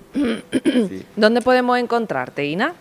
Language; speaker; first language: Spanish; native; Spanish